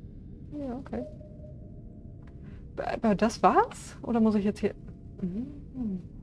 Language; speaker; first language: German; native; German